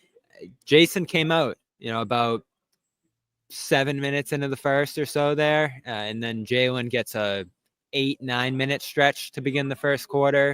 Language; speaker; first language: English; native; English